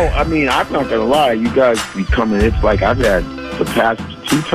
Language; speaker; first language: English; native; English